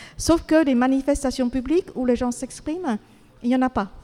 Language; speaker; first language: French; non-native, fluent; Vietnamese